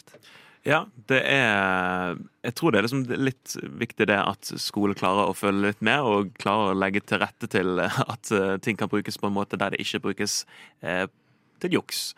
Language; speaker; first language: Norwegian; native; Norwegian